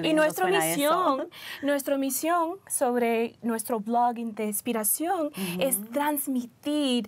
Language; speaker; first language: Spanish; early bilingual, heritage; Spanish